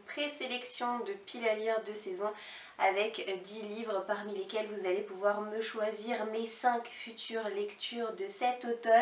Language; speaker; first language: French; native; French